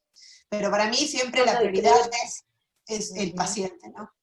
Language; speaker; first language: Spanish; native; Spanish